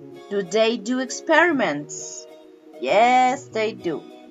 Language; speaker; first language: English; non-native, fluent; Spanish